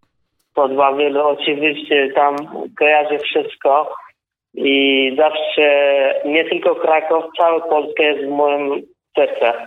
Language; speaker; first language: Polish; non-native, learner; Kurdish